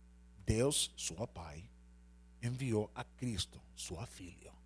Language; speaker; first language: Portuguese; non-native, learner; Spanish